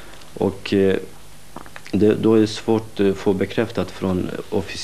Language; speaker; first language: Swedish; non-native, fluent; Kurdish